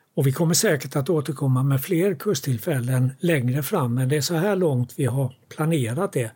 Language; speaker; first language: Swedish; native; Swedish